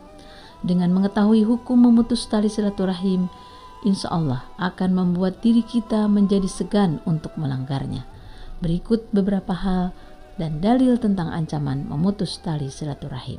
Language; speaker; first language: Indonesian; native; Indonesian